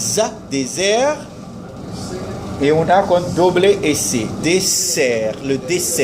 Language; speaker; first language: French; non-native, fluent; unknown